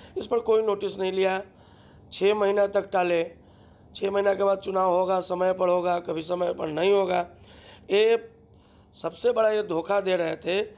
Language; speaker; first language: Hindi; native; Hindi